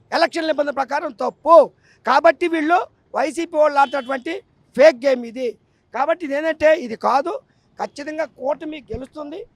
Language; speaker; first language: Telugu; native; Telugu